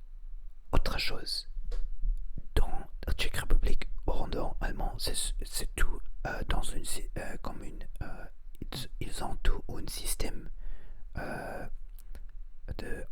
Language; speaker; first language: French; non-native, learner; Spanish